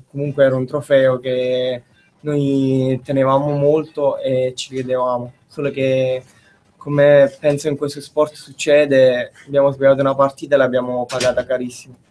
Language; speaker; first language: Italian; native; Italian